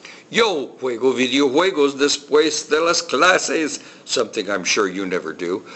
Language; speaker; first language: Spanish; non-native, fluent; English